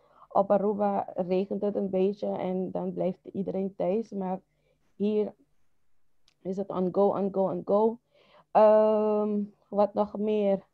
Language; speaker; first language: Dutch; non-native, local second language; Papiamento